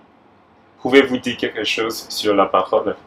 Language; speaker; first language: French; non-native, fluent; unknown